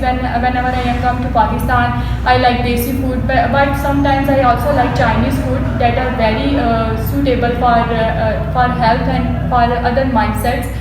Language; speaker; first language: English; non-native, local second language; Urdu